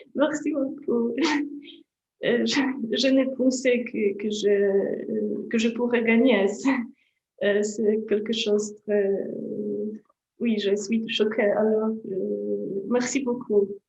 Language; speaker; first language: French; non-native, fluent; Polish